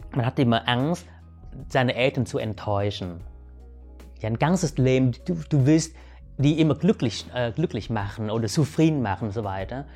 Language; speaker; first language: German; non-native, fluent; Vietnamese